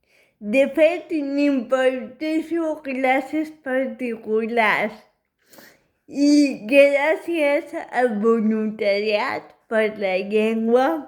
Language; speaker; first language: Catalan; non-native, fluent; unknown